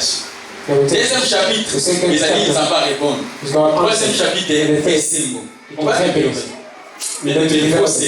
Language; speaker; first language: French; non-native, local second language; Lingala